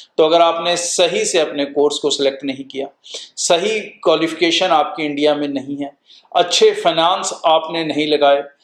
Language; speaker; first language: Hindi; non-native, local second language; Punjabi